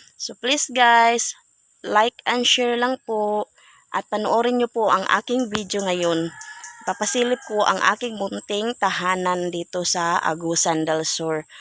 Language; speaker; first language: Filipino; non-native, local second language; Cebuano